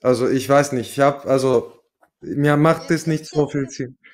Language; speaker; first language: German; non-native, fluent; Italian